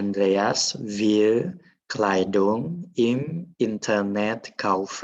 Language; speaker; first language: German; non-native, fluent; Indonesian